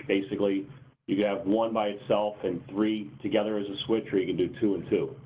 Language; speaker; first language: English; native; English